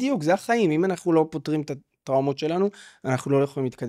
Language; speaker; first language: Hebrew; native; Hebrew